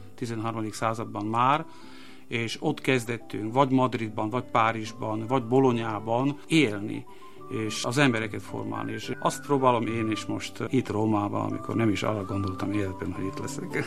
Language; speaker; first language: Hungarian; non-native, local second language; Slovak